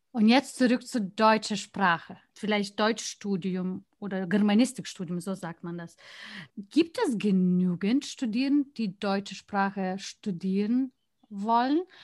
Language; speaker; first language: German; non-native, fluent; Lithuanian